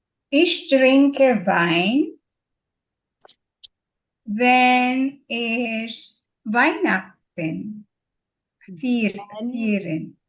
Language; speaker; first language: German; non-native, learner; Filipino